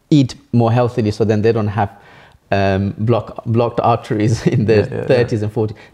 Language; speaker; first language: English; early bilingual, other home language; Bangla